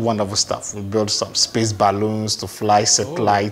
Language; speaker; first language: English; non-native, local second language; Akan